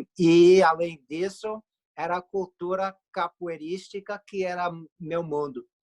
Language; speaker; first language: Portuguese; non-native, fluent; English